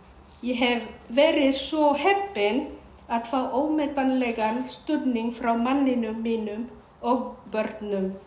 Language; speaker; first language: Icelandic; non-native, fluent; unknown